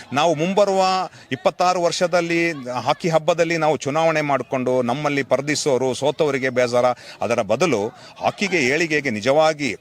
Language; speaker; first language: Kannada; non-native, local second language; Kodava